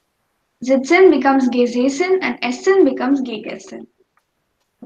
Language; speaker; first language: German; non-native, fluent; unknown